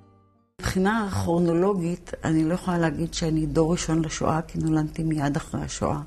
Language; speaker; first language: Hebrew; early bilingual, other home language; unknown